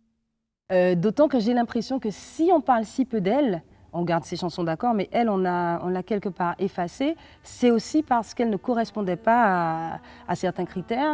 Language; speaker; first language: French; native; French